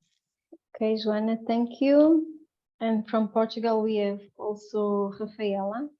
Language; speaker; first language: English; non-native, fluent; Portuguese